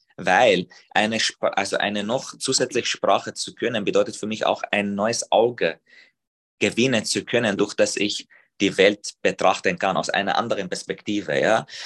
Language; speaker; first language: German; non-native, fluent; Arabic